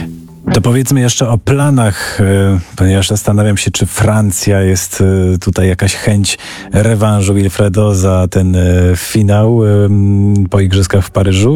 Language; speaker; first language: Polish; native; Polish